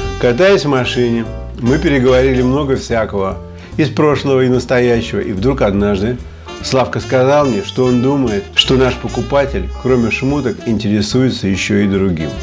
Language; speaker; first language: Russian; native; Russian